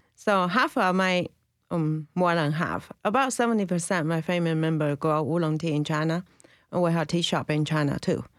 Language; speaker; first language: English; non-native, learner; Chinese